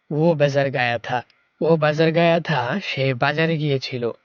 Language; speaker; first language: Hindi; non-native, learner; Bangla